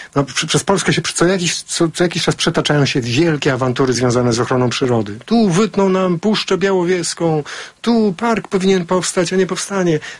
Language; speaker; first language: Polish; native; Polish